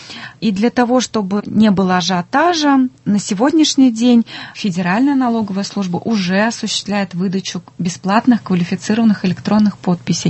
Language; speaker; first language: Russian; native; Russian